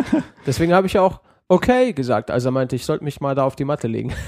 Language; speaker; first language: German; native; German